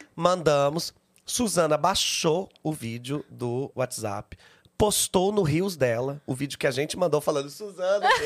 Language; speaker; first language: Portuguese; native; Portuguese